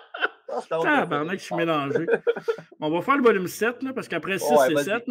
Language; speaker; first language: French; native; French